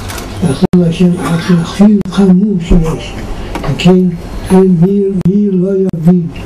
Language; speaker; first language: Hebrew; non-native, fluent; Yiddish